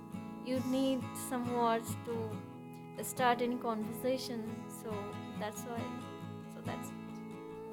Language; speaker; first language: English; non-native, learner; Bangla